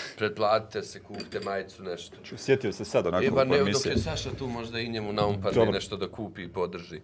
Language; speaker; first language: Bosnian; native; Bosnian